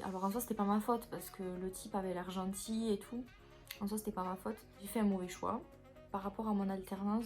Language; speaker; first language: French; native; French